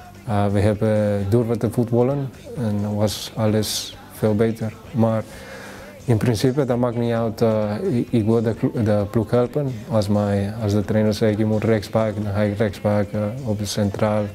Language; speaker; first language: Dutch; early bilingual, other home language; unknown